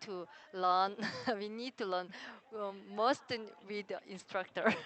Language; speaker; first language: English; non-native, learner; Korean